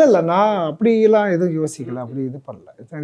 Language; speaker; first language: Tamil; native; Tamil